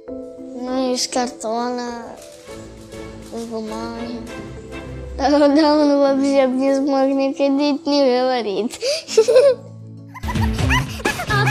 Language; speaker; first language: Russian; native; Russian